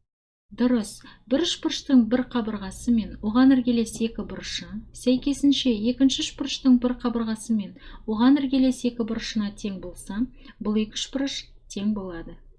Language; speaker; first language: Kazakh; native; Kazakh